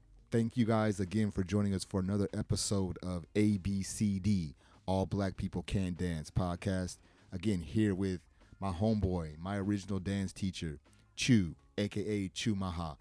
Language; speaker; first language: English; native; English